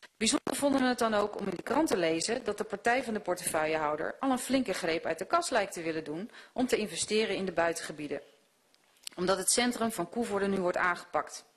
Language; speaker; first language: Dutch; native; Dutch